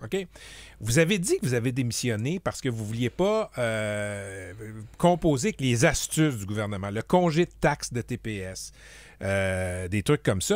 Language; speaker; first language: French; native; French